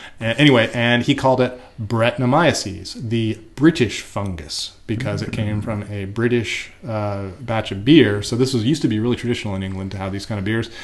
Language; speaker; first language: English; native; English